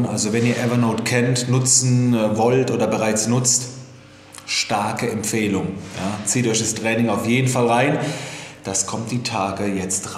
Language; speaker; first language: German; native; German